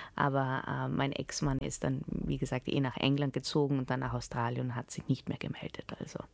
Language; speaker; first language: German; early bilingual, heritage; German